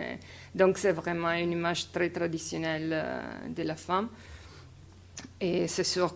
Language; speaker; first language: French; non-native, fluent; Italian